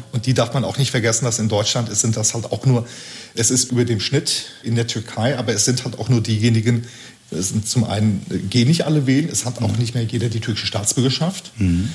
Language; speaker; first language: German; early bilingual, other home language; Turkish